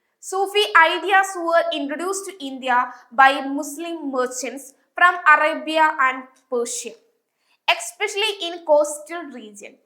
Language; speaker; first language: English; non-native, local second language; Malayalam